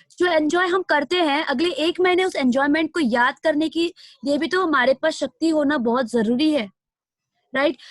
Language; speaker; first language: Hindi; non-native, local second language; Nepali